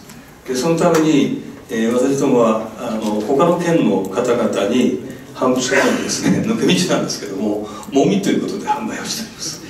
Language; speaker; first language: Japanese; native; Japanese